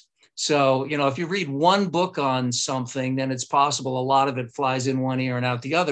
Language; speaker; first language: English; native; English